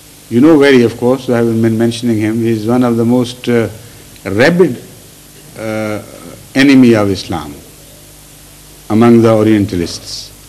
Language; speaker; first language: English; non-native, local second language; Urdu